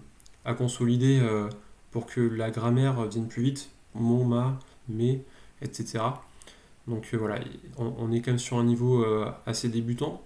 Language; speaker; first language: French; native; French